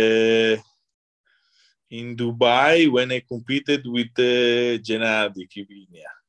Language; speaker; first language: English; non-native, learner; Italian